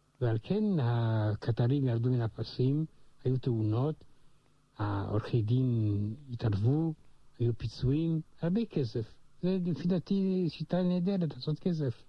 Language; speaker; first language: Hebrew; non-native, fluent; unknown